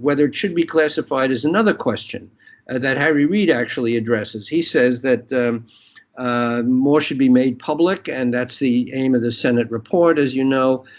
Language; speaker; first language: English; native; English